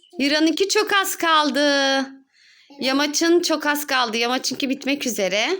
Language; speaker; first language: Turkish; native; Turkish